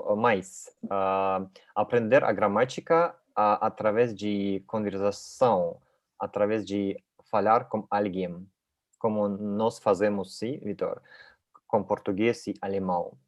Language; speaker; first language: Portuguese; non-native, learner; Russian